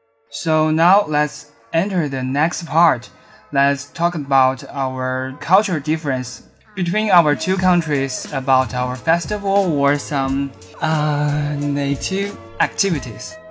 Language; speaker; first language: English; non-native, learner; Chinese